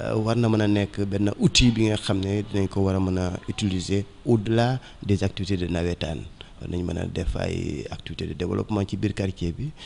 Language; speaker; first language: Wolof; non-native, local second language; Mandingo